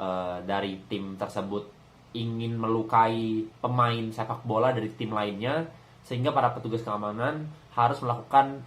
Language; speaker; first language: Indonesian; native; Indonesian